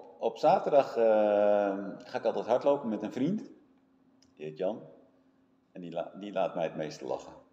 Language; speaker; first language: Dutch; native; Dutch